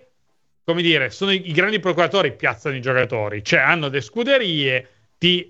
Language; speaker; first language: Italian; native; Italian